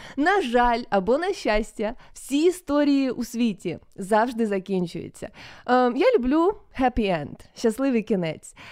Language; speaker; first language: Ukrainian; native; Ukrainian